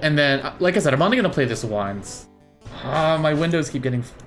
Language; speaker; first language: English; native; English